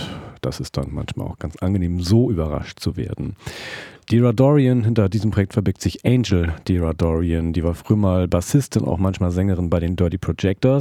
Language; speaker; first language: German; native; German